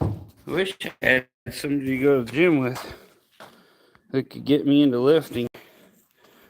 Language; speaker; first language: English; native; English